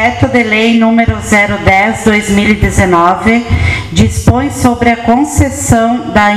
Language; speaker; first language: Portuguese; native; Portuguese